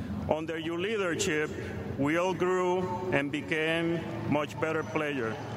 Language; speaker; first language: English; non-native, fluent; Spanish